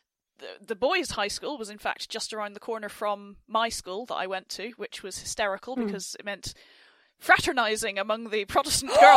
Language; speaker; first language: English; native; English